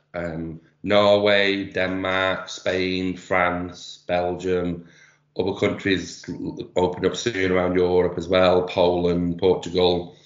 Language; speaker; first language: English; native; English